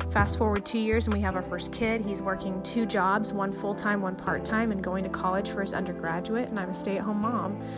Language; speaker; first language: English; native; English